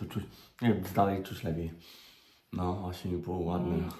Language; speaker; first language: Polish; native; Polish